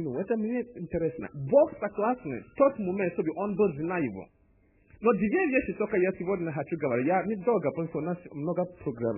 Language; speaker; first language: Russian; non-native, learner; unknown